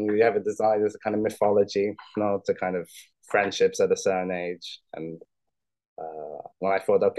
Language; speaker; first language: English; native; English